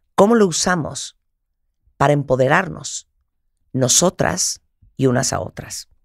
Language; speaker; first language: Spanish; native; Spanish